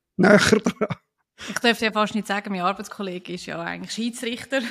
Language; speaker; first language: German; native; German